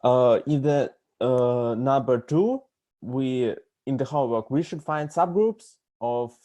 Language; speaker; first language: English; non-native, fluent; Russian